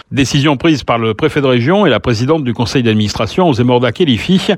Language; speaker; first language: French; native; French